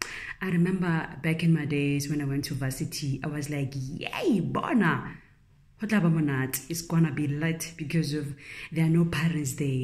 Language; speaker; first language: English; non-native, local second language; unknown